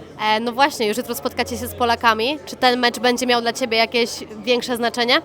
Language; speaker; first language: Polish; native; Polish